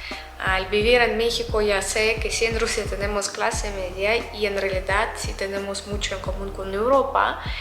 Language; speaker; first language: Spanish; non-native, fluent; Russian